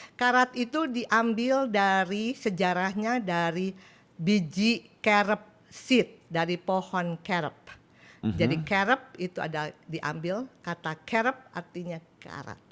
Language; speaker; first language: Indonesian; native; Indonesian